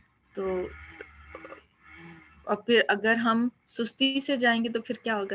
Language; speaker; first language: Urdu; native; Urdu